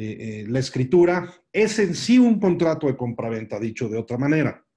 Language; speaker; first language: Spanish; native; Spanish